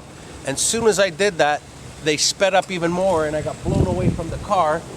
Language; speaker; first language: English; native; English